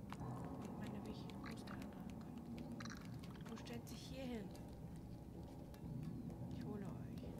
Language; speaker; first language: German; native; German